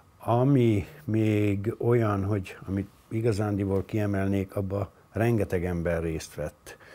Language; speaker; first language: Hungarian; native; Hungarian